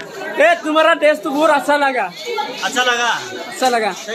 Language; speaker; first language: Hindi; non-native, local second language; Assamese